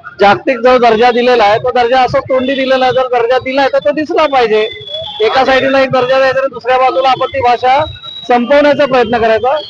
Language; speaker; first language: Marathi; native; Marathi